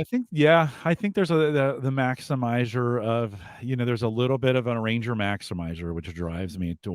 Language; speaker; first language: English; native; English